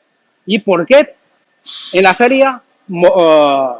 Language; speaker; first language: Spanish; non-native, learner; Chinese